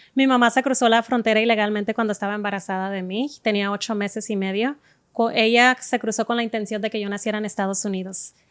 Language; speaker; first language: Spanish; native; Spanish